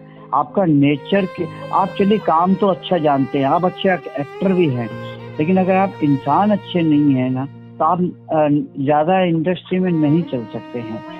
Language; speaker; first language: Hindi; native; Hindi